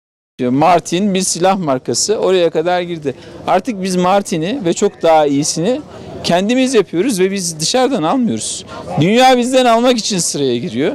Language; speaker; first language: Turkish; native; Turkish